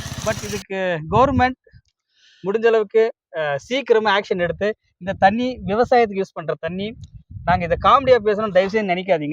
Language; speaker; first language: Tamil; native; Tamil